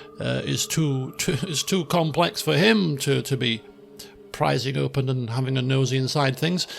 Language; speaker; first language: English; native; English